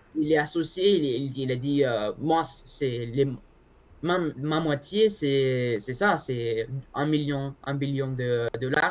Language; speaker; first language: French; non-native, learner; Spanish